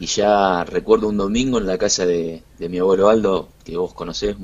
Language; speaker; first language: Spanish; native; Spanish